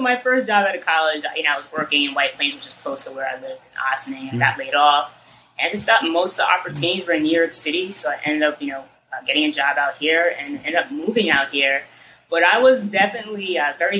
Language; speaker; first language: English; native; English